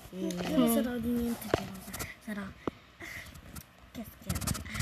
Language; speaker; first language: Italian; early bilingual, other home language; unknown